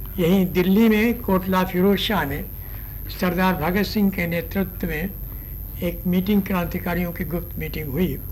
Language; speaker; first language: Hindi; native; Hindi